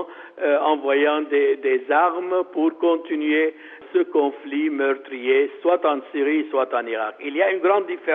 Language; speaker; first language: French; non-native, fluent; Arabic